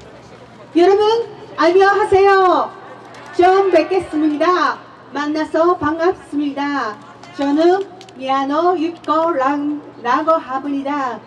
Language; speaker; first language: Korean; non-native, learner; Japanese